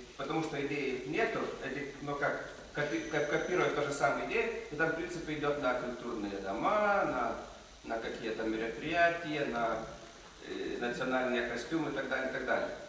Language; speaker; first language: Russian; non-native, local second language; Lithuanian